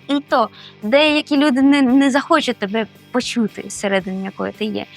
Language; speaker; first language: Ukrainian; non-native, fluent; Spanish